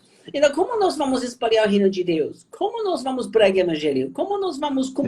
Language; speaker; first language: Portuguese; non-native, fluent; German